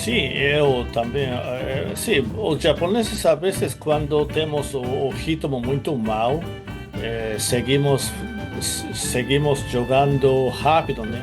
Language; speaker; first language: Portuguese; non-native, fluent; Japanese